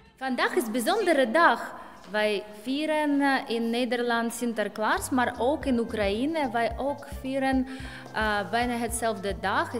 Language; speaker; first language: Dutch; non-native, fluent; Ukrainian